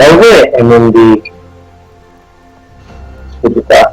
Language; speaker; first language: Basque; non-native, local second language; Spanish